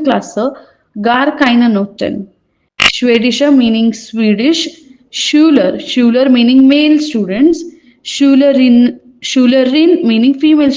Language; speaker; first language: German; non-native, fluent; Hindi